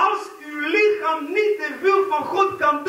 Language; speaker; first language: Dutch; non-native, fluent; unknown